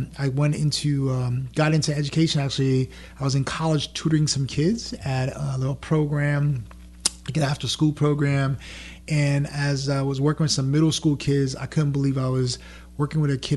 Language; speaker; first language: English; early bilingual, other home language; French